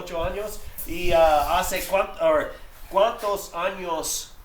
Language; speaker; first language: Spanish; non-native, fluent; English